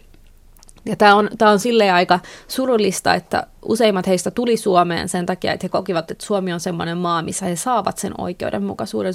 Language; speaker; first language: Finnish; native; Finnish